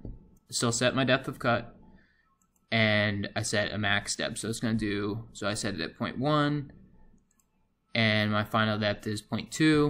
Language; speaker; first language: English; native; English